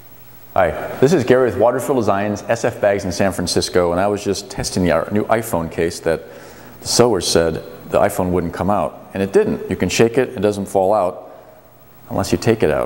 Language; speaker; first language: English; native; English